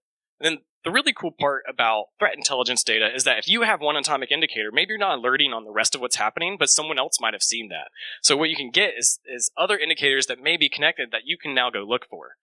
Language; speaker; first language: English; native; English